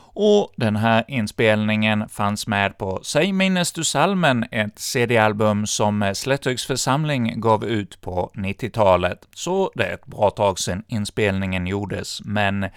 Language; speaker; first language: Swedish; native; Swedish